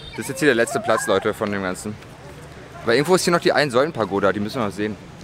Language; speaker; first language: German; native; German